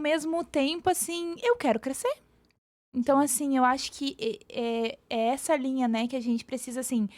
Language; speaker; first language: Portuguese; native; Portuguese